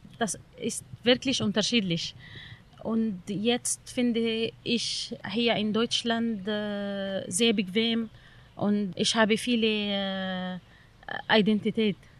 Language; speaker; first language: German; non-native, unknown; Arabic